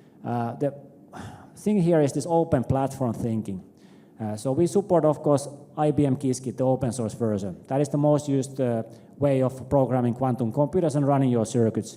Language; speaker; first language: English; non-native, fluent; Finnish